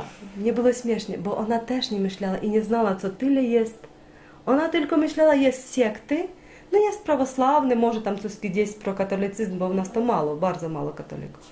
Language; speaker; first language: Polish; non-native, learner; Ukrainian